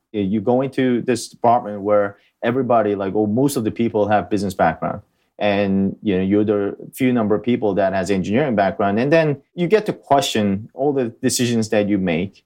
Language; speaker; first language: English; early bilingual, other home language; Korean